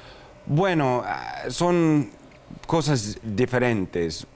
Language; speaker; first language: Spanish; non-native, fluent; English